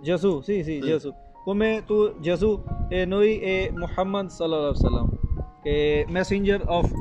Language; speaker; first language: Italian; non-native, learner; Urdu